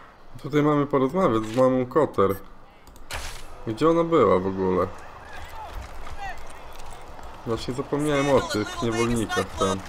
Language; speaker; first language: Polish; native; Polish